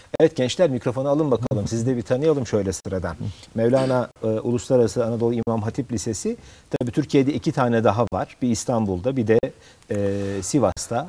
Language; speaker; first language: Turkish; native; Turkish